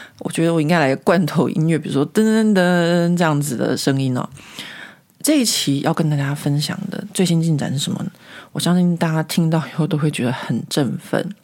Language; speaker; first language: Chinese; native; Chinese